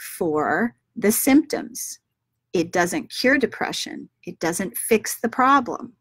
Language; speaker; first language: English; native; English